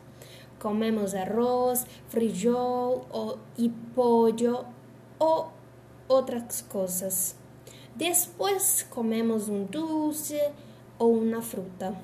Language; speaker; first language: Spanish; non-native, learner; Portuguese